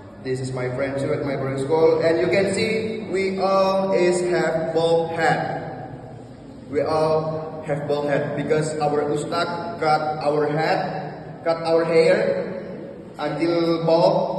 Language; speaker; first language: English; non-native, learner; Indonesian